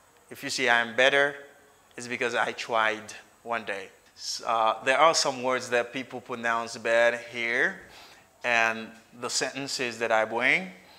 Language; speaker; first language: English; non-native, fluent; Haitian Creole